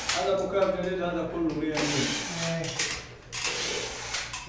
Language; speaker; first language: Arabic; non-native, learner; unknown